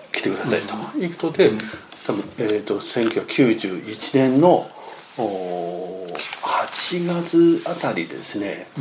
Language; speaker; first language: Japanese; non-native, fluent; Chinese